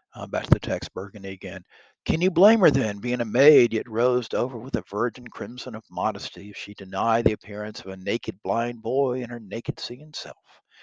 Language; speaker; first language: English; native; English